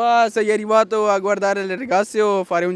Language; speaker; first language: Italian; non-native, learner; Urdu